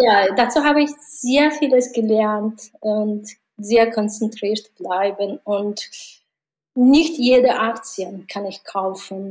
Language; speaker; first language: German; non-native, learner; Mongolian